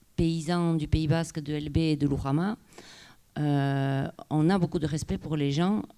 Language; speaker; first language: French; non-native, local second language; Basque